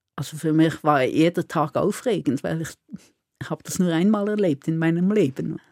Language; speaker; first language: German; native; German